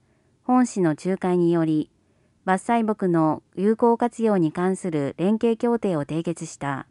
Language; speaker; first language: Japanese; native; Japanese